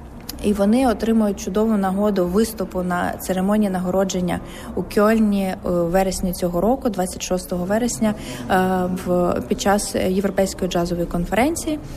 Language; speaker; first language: Ukrainian; native; Ukrainian